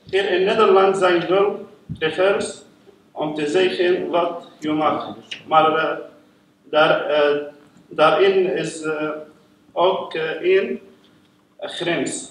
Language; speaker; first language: Dutch; non-native, learner; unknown